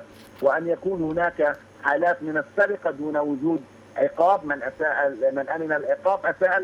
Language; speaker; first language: Arabic; native; Arabic